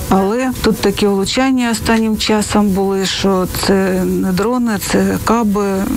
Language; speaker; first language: Ukrainian; non-native, local second language; Russian